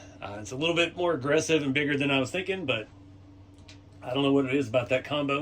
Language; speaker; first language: English; native; English